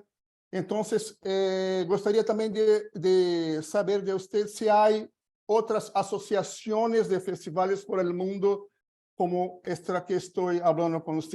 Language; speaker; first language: Spanish; non-native, learner; Portuguese